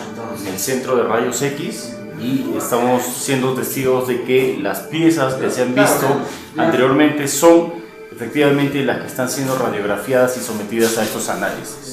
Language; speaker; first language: Spanish; native; Spanish